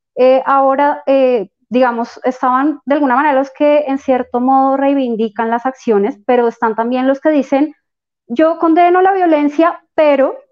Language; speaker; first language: Spanish; native; Spanish